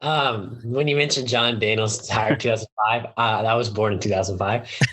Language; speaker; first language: English; native; English